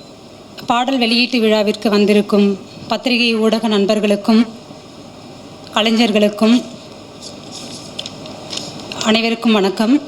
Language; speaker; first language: Tamil; native; Tamil